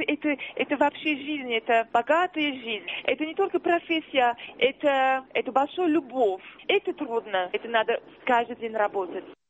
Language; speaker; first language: Russian; non-native, fluent; Armenian